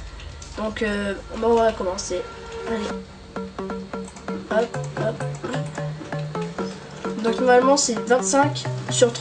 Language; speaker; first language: French; native; French